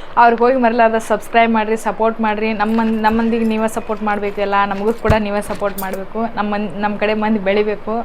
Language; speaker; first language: Kannada; native; Kannada